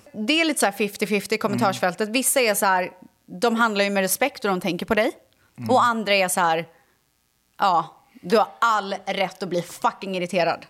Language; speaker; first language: Swedish; native; Swedish